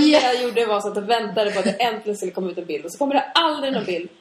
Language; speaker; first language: Swedish; native; Swedish